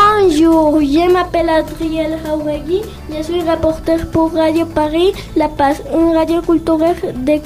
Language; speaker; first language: French; non-native, learner; Spanish